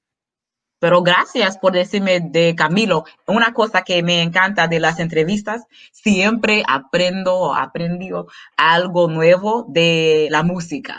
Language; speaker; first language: Spanish; non-native, learner; English